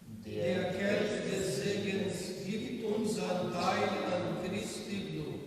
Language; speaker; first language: German; non-native, learner; Portuguese